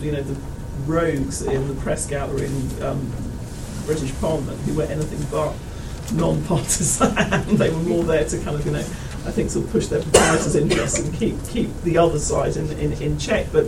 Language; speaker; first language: English; native; English